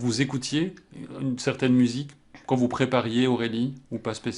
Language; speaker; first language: French; native; French